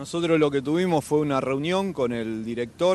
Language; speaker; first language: Spanish; native; Spanish